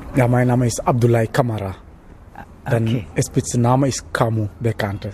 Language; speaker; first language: German; non-native, learner; Wolof